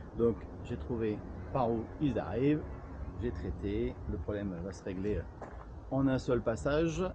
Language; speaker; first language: French; native; French